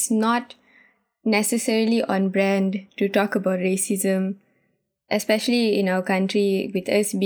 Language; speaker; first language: English; non-native, local second language; Tamil